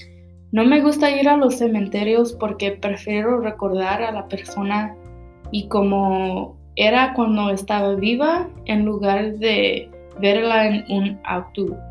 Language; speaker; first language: Spanish; early bilingual, heritage; Spanish